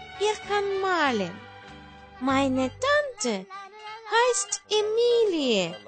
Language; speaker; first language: German; non-native, learner; Russian